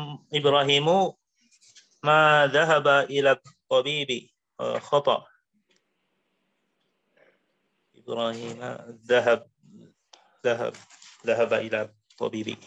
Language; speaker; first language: Arabic; non-native, learner; Indonesian